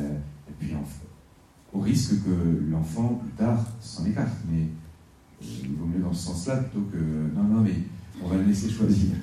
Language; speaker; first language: French; native; French